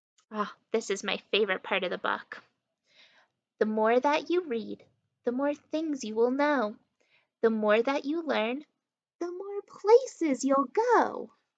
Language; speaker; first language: English; native; English